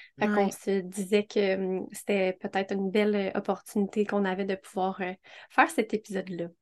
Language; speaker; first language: French; native; French